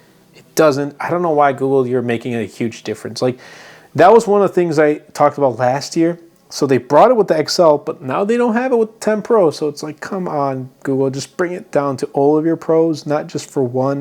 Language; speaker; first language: English; native; English